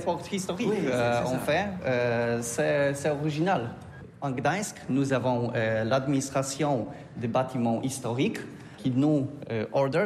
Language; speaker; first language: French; non-native, learner; Polish